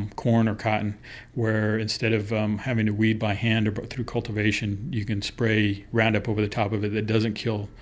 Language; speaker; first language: English; early bilingual, other home language; Spanish